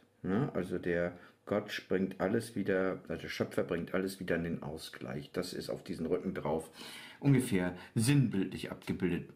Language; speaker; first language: German; native; German